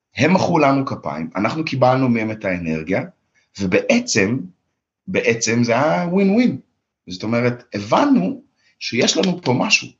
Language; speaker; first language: Hebrew; early bilingual, other home language; Russian